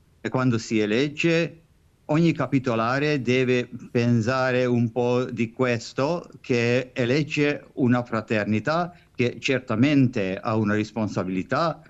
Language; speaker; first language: Italian; non-native, fluent; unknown